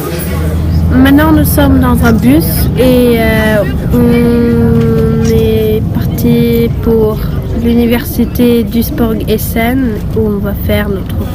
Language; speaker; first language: French; non-native, learner; Swedish